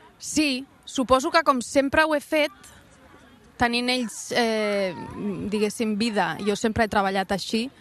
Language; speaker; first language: Catalan; non-native, local second language; Spanish